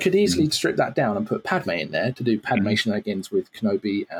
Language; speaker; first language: English; native; English